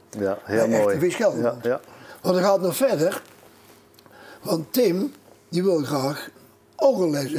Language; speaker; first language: Dutch; native; Dutch